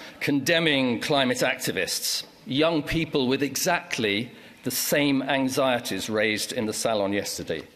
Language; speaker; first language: English; native; English